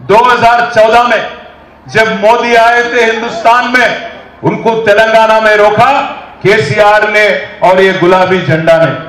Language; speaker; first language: Hindi; non-native, local second language; Telugu